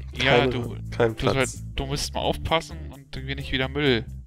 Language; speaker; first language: German; native; German